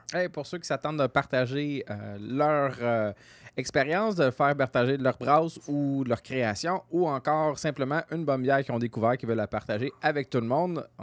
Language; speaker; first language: French; native; French